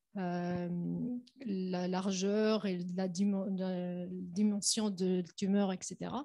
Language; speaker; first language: French; non-native, local second language; Arabic